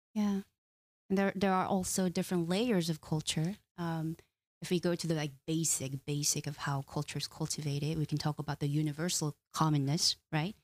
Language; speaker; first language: English; non-native, fluent; Korean